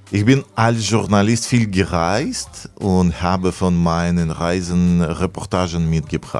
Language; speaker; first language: German; non-native, learner; Russian